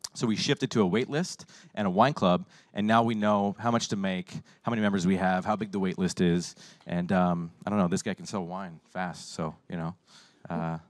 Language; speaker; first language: English; native; English